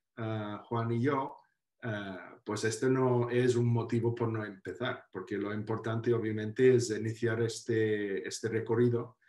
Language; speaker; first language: Spanish; non-native, fluent; Welsh